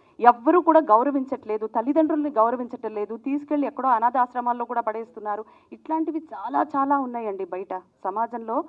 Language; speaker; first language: Telugu; native; Telugu